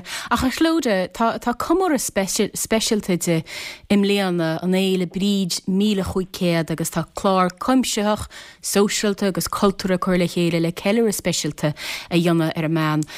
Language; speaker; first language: Irish; native; Irish